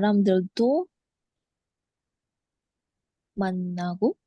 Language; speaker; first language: Korean; non-native, learner; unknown